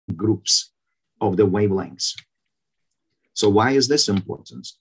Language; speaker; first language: English; non-native, fluent; Ukrainian